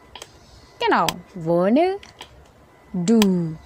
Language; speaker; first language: German; non-native, fluent; Indonesian